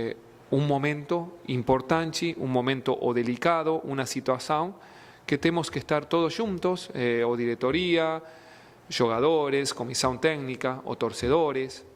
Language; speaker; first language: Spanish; non-native, fluent; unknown